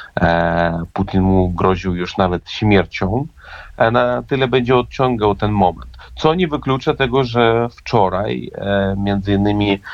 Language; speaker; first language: Polish; non-native, fluent; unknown